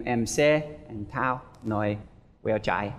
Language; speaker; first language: Vietnamese; non-native, learner; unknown